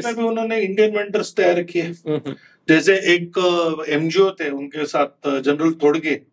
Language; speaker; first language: Hindi; non-native, local second language; Konkani